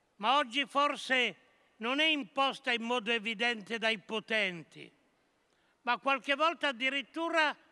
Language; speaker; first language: Italian; native; Italian